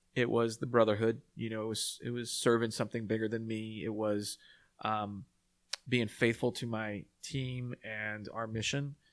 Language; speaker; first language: English; native; English